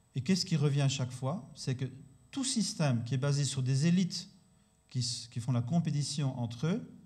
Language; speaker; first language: French; native; French